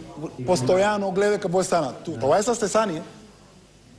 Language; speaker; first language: Bulgarian; non-native, learner; Spanish